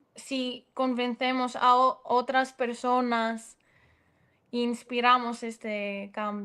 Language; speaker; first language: Spanish; non-native, fluent; Greek